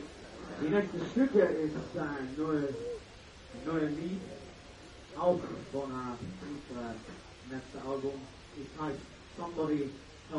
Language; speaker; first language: German; non-native, learner; English